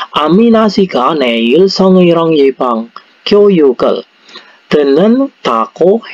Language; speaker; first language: Korean; non-native, learner; Indonesian